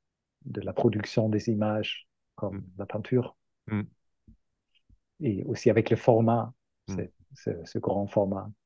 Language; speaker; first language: French; non-native, fluent; German